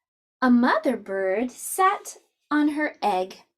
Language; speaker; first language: English; native; English